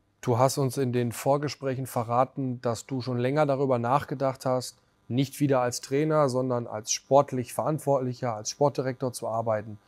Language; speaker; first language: German; native; German